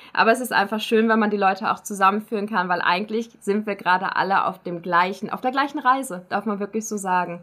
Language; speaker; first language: German; native; German